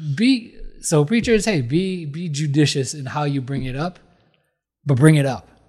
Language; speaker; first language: English; early bilingual, other home language; Filipino